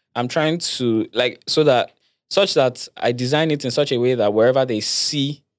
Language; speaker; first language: English; non-native, local second language; Yoruba